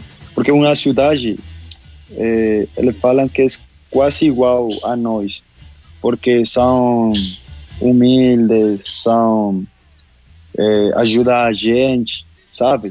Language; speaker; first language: Portuguese; non-native, local second language; Spanish